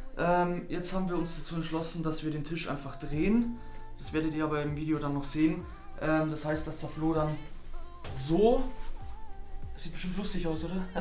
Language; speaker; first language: German; native; German